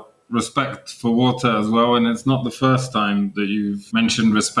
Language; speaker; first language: English; native; English